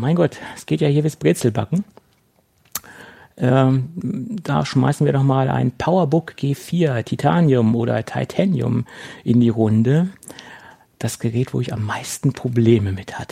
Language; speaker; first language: German; native; German